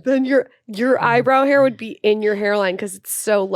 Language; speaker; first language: English; native; English